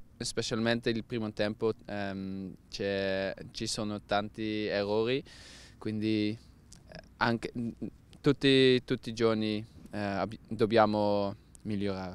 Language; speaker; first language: Italian; non-native, learner; Dutch